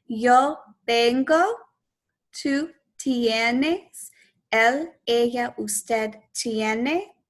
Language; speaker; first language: Spanish; non-native, fluent; English